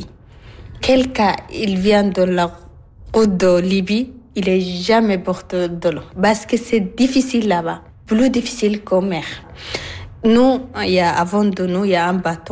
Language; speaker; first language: French; non-native, learner; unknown